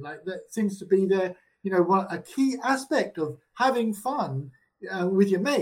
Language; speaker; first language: English; native; English